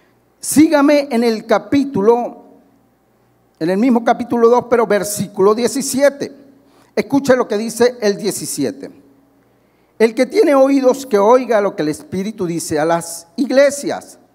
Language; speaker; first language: Spanish; native; Spanish